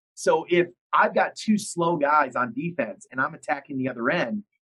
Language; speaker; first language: English; native; English